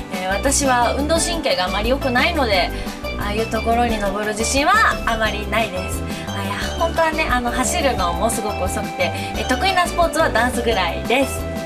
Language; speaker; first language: Japanese; native; Japanese